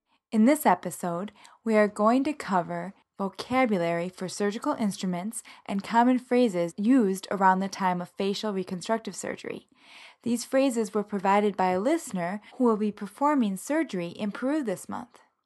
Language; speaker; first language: English; native; English